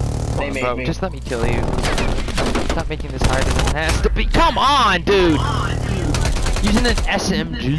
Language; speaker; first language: English; native; English